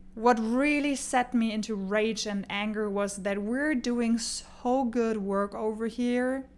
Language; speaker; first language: English; non-native, fluent; German